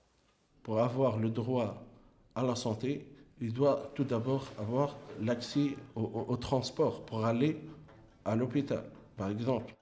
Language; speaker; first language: French; non-native, local second language; Arabic